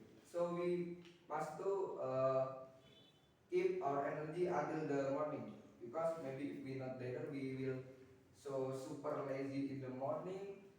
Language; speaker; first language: English; non-native, learner; Indonesian